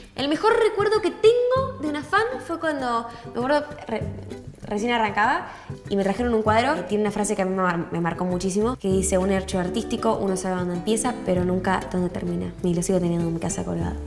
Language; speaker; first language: Spanish; native; Spanish